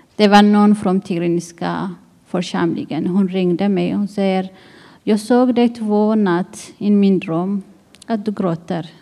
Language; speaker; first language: Swedish; non-native, learner; Tigrinya